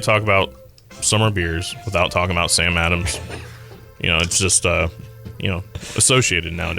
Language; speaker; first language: English; native; English